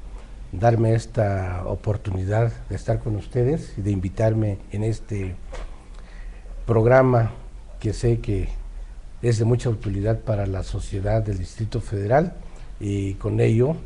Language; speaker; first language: Spanish; native; Spanish